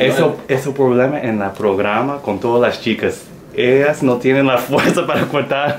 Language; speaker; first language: Spanish; non-native, learner; English